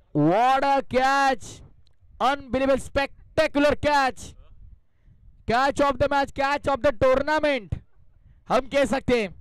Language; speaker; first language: Hindi; non-native, local second language; Marathi